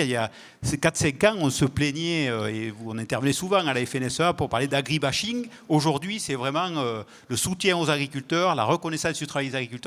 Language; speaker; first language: French; native; French